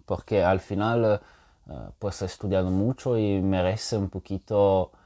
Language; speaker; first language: Spanish; non-native, fluent; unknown